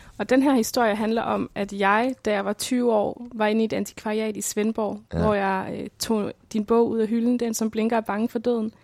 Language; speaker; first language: Danish; native; Danish